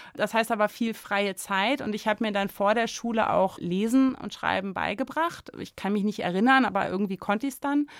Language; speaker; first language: German; native; German